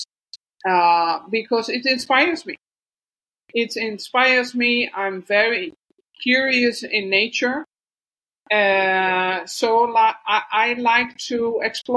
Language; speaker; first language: English; non-native, fluent; Dutch